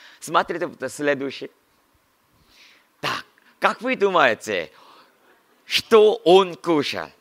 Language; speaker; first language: Russian; non-native, learner; Korean